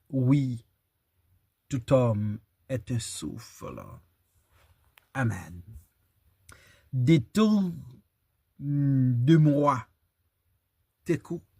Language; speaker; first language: French; non-native, local second language; Haitian Creole